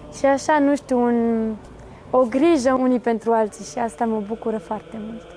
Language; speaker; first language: Romanian; native; Romanian